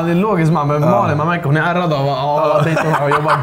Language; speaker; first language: Swedish; native; Swedish